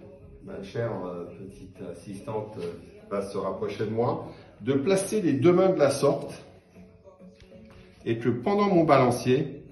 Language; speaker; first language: French; native; French